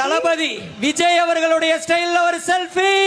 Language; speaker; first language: Tamil; native; Tamil